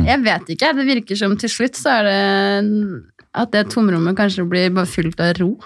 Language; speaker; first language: Norwegian; native; Norwegian